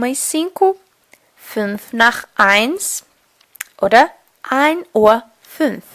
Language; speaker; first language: German; non-native, fluent; Portuguese